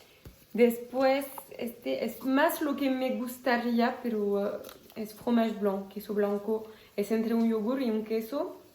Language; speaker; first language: Spanish; non-native, fluent; French